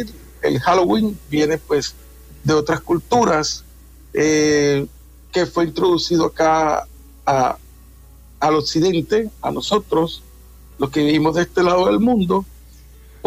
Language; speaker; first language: Spanish; native; Spanish